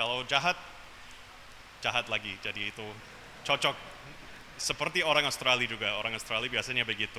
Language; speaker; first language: Indonesian; non-native, fluent; English